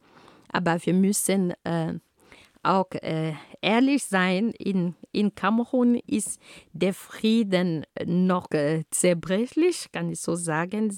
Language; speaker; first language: German; non-native, fluent; Ghomala